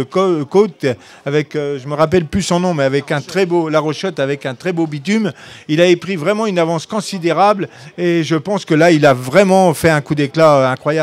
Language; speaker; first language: French; native; French